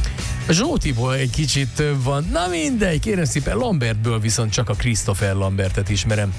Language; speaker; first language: Hungarian; native; Hungarian